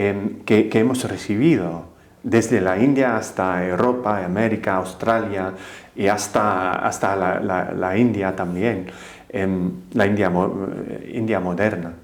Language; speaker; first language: Spanish; non-native, fluent; English